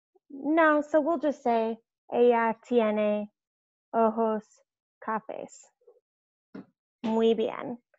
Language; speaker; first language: Spanish; non-native, fluent; English